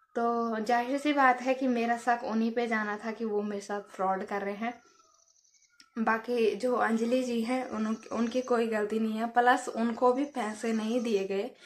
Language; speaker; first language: Hindi; native; Hindi